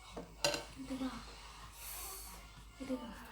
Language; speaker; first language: Korean; non-native, learner; Filipino